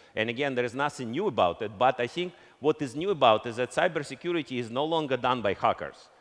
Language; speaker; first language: English; non-native, fluent; Russian